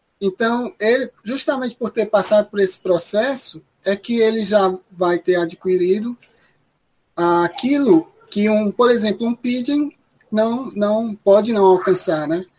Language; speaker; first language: Portuguese; native; Portuguese